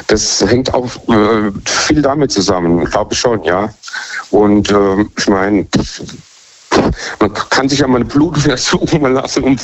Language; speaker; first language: German; native; German